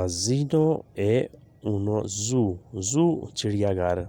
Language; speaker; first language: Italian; non-native, learner; Urdu